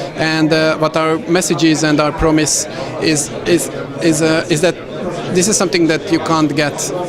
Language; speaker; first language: English; non-native, fluent; Hungarian